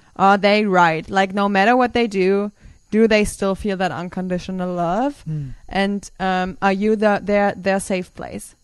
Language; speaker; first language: English; non-native, fluent; German